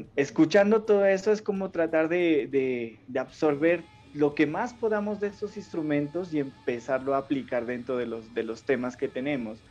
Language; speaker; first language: Spanish; native; Spanish